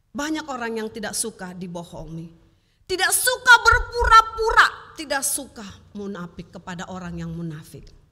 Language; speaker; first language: Indonesian; native; Indonesian